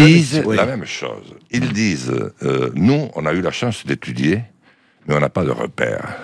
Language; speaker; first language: French; native; French